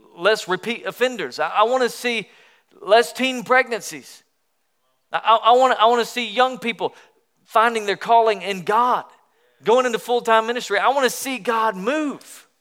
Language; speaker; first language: English; native; English